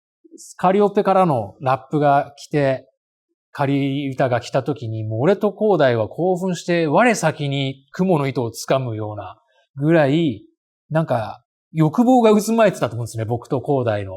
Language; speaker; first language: Japanese; native; Japanese